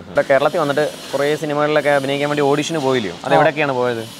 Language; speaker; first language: Malayalam; native; Malayalam